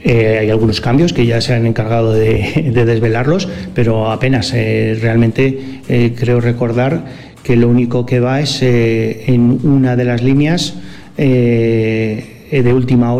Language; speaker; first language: Spanish; native; Spanish